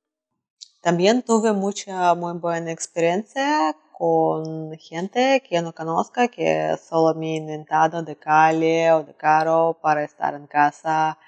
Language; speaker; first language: Spanish; non-native, learner; Russian